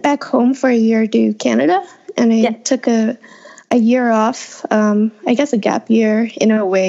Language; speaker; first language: English; native; English